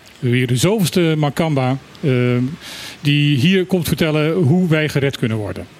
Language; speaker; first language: Dutch; non-native, local second language; Papiamento